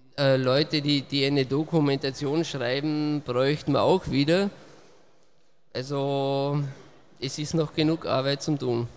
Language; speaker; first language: German; native; German